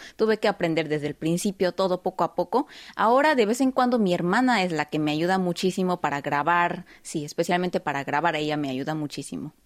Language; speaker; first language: Spanish; early bilingual, heritage; Spanish